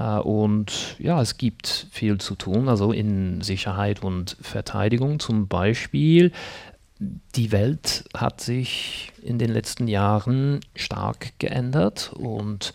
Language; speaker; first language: German; non-native, fluent; English